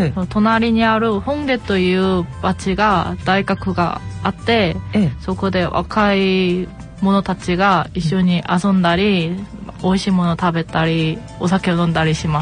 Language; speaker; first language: Japanese; non-native, learner; Korean